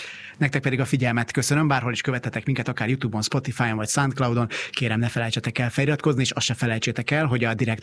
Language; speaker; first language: Hungarian; native; Hungarian